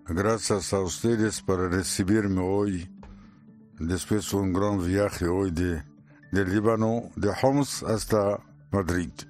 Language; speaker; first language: Spanish; non-native, learner; Arabic